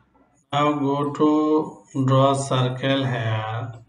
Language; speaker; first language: English; non-native, local second language; Bangla